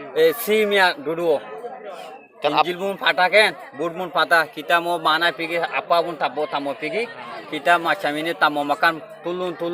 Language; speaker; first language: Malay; non-native, learner; Rohingya